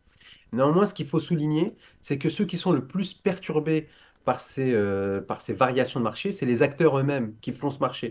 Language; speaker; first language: French; native; French